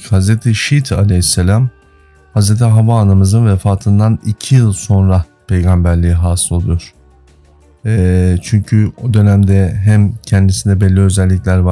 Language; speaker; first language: Turkish; native; Turkish